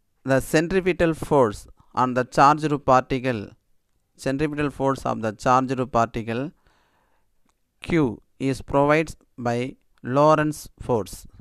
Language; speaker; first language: English; non-native, local second language; Tamil